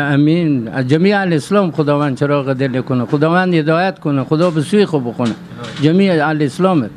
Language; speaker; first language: Persian; native; Persian